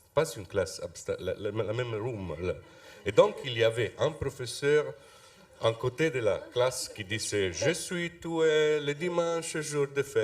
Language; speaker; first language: French; non-native, fluent; Italian